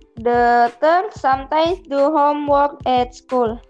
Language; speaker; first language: English; non-native, learner; Indonesian